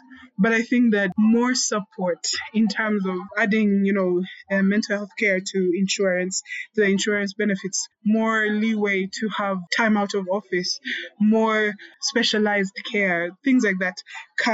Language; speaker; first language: English; non-native, local second language; Kinyarwanda